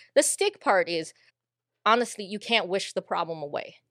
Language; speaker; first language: English; native; English